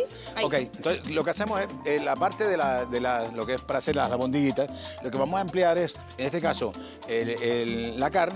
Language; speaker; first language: Spanish; native; Spanish